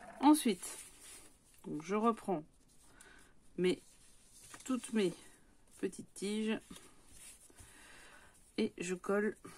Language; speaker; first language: French; native; French